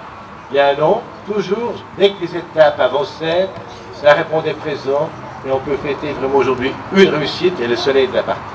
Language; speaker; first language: French; native; French